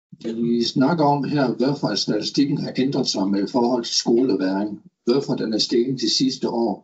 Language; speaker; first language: Danish; non-native, local second language; Kalaallisut